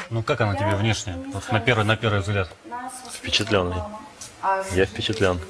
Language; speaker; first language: Russian; native; Russian